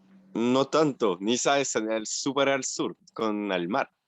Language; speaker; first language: Spanish; non-native, fluent; French